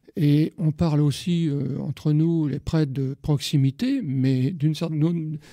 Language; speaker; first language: French; native; French